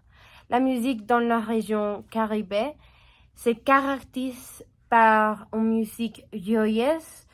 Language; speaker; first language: French; non-native, learner; Spanish